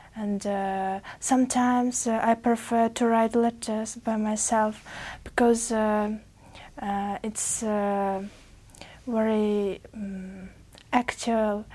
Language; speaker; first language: English; non-native, fluent; Uzbek